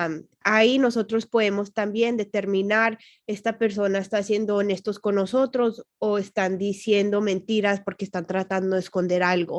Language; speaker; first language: Spanish; non-native, fluent; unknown